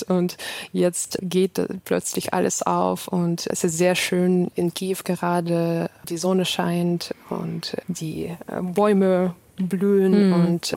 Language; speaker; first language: German; non-native, fluent; Ukrainian